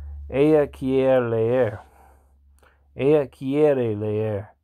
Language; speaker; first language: Spanish; non-native, learner; English